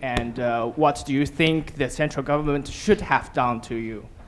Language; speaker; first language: English; non-native, fluent; Chinese